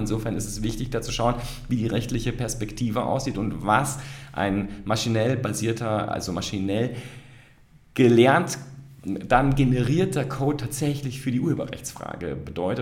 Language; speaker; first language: German; native; German